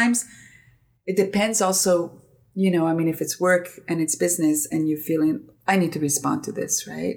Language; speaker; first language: English; non-native, fluent; Greek